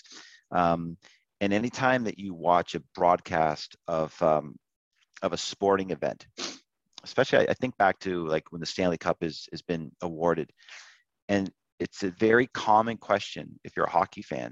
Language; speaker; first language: English; native; English